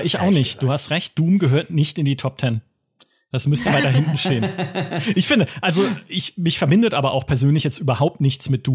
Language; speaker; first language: German; native; German